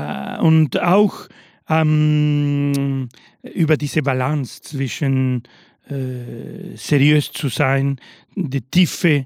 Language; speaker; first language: German; non-native, learner; Spanish